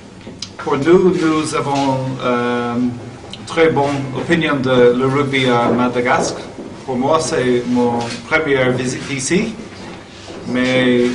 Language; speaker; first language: French; non-native, learner; English